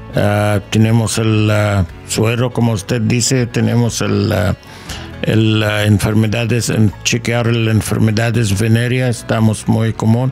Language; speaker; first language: Spanish; non-native, learner; English